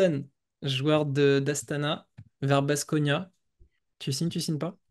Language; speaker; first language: French; native; French